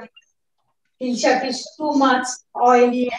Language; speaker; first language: English; non-native, learner; Bangla